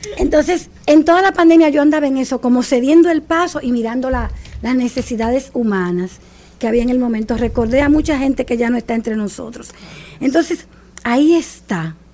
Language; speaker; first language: Spanish; native; Spanish